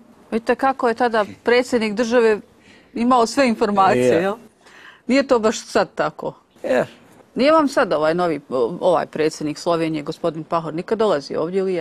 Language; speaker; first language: Serbian; native; Serbian